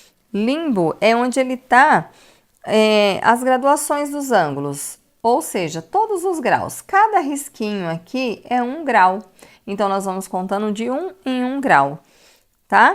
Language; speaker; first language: Portuguese; native; Portuguese